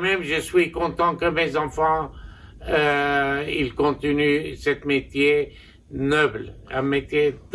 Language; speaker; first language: French; non-native, local second language; Armenian